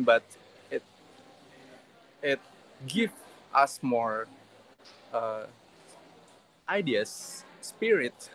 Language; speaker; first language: English; non-native, learner; Indonesian